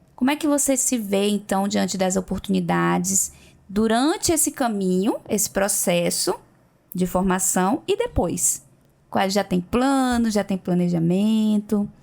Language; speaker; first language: Portuguese; native; Portuguese